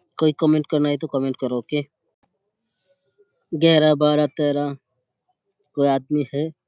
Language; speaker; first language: Hindi; non-native, learner; Bangla